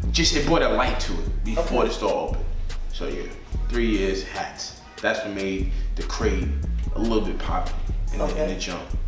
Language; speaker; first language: English; native; English